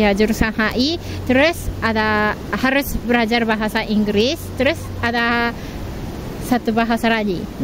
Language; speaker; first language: Indonesian; non-native, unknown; Japanese